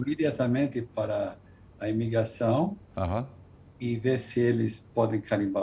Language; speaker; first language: Portuguese; non-native, fluent; English